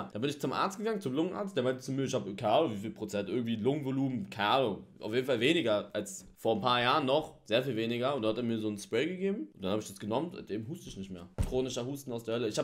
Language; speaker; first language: German; native; German